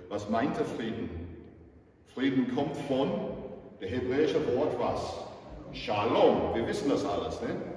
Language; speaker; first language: German; non-native, fluent; English